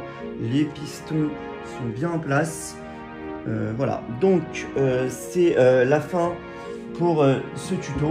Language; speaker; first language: French; native; French